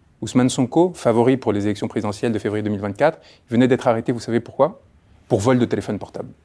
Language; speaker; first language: French; early bilingual, other home language; Spanish